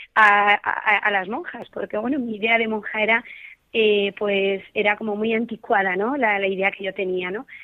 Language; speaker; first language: Spanish; native; Spanish